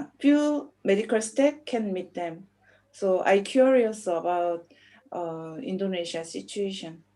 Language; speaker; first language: English; non-native, learner; Korean